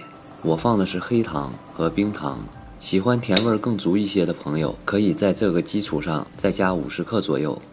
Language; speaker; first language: Chinese; native; Chinese